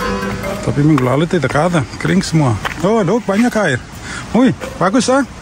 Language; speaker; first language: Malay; non-native, learner; Spanish